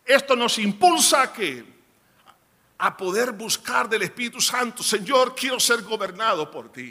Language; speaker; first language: Spanish; native; Spanish